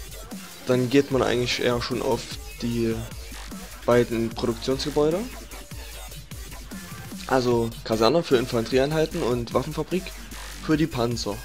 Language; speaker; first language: German; native; German